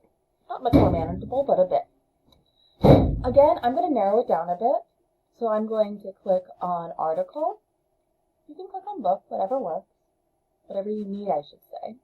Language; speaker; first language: English; native; English